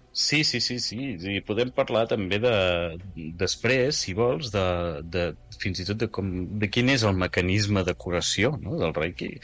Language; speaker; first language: Catalan; native; Catalan